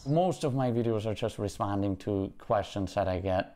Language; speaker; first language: English; early bilingual, other home language; Pennsylvania German